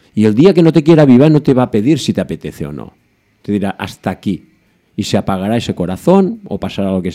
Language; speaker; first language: Spanish; non-native, local second language; Catalan